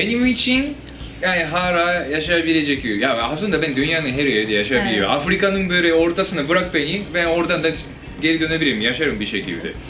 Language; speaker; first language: Turkish; non-native, fluent; Japanese